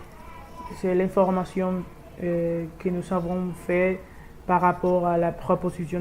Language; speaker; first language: French; non-native, learner; Spanish